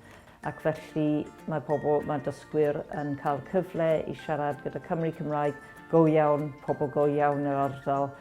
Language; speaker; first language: Welsh; non-native, fluent; English